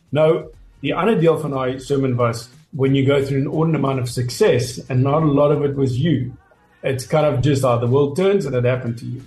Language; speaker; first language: English; non-native, local second language; Afrikaans